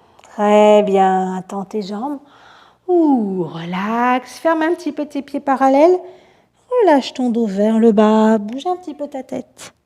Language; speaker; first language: French; native; French